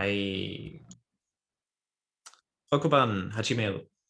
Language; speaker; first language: Japanese; non-native, fluent; English